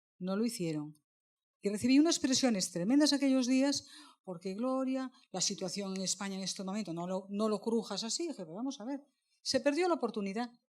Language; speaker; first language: Spanish; native; Spanish